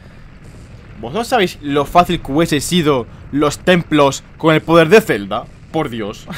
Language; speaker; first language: Spanish; native; Spanish